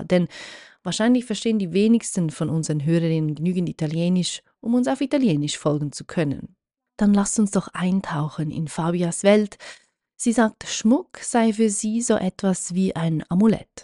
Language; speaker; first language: German; native; German